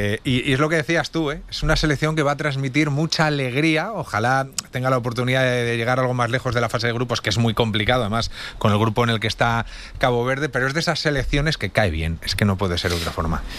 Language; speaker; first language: Spanish; native; Spanish